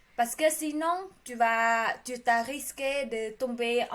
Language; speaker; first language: French; non-native, learner; Khmer